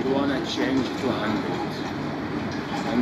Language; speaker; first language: English; non-native, learner; Arabic